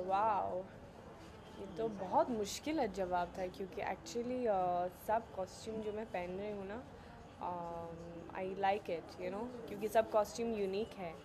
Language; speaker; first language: Hindi; non-native, fluent; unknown